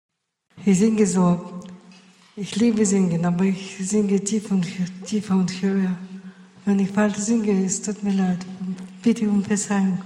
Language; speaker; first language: German; non-native, local second language; Russian